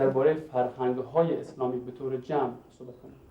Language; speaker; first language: Persian; native; Persian